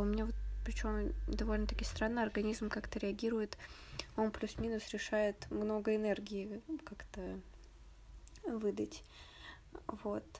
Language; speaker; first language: Russian; native; Russian